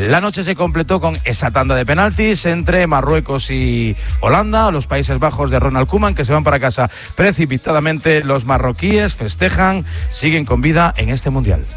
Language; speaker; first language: Spanish; native; Spanish